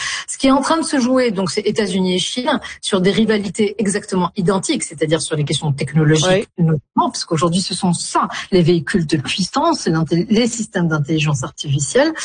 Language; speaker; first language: French; native; French